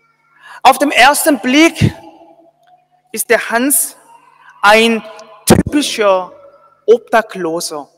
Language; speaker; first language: German; non-native, fluent; Korean